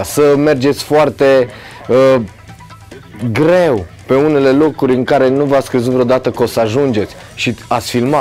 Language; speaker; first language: Romanian; native; Romanian